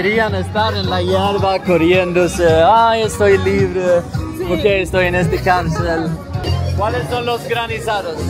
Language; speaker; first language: Spanish; non-native, fluent; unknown